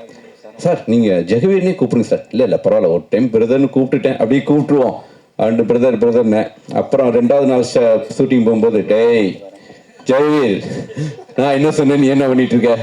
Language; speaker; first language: Tamil; native; Tamil